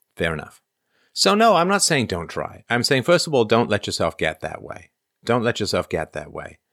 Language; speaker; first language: English; native; English